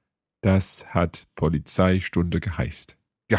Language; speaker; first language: German; non-native, fluent; English